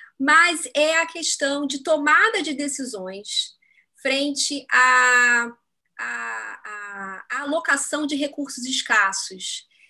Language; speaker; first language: Portuguese; native; Portuguese